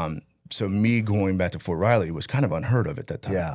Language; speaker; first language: English; native; English